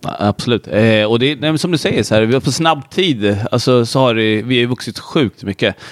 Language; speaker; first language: Swedish; early bilingual, other home language; Hindi